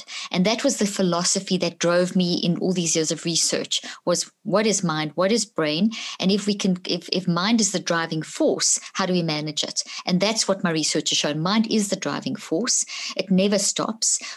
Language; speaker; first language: English; native; English